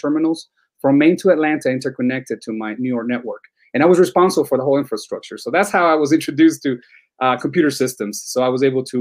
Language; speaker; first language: English; non-native, fluent; Spanish